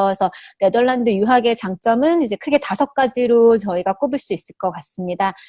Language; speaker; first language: Korean; native; Korean